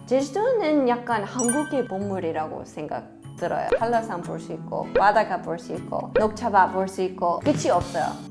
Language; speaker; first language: Korean; non-native, fluent; English